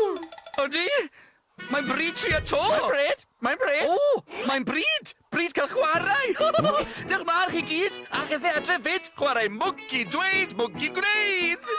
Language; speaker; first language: Welsh; native; Welsh